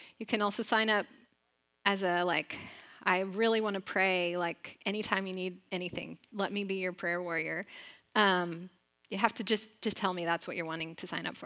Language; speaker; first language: English; native; English